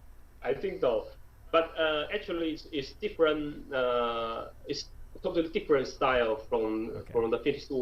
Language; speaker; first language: English; non-native, learner; Chinese